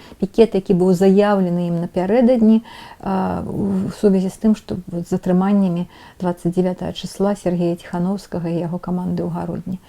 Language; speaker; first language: Belarusian; non-native, local second language; Russian